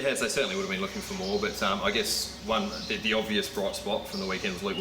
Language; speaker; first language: English; native; English